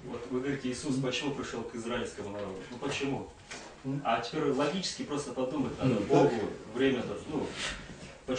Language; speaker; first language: Russian; native; Russian